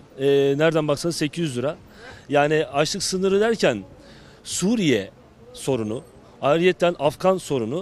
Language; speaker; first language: Turkish; native; Turkish